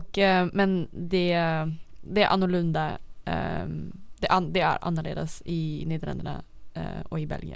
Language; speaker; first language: Swedish; non-native, fluent; Dutch